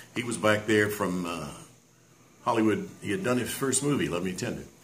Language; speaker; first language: English; native; English